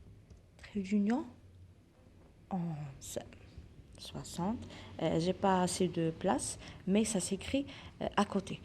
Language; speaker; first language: French; non-native, local second language; Arabic